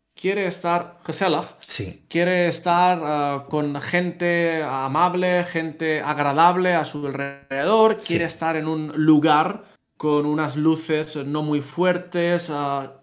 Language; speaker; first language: Spanish; native; Spanish